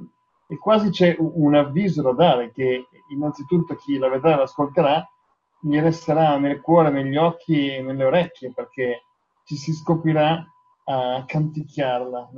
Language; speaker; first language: Italian; native; Italian